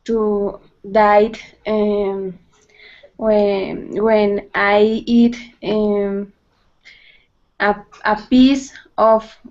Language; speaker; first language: English; non-native, learner; Spanish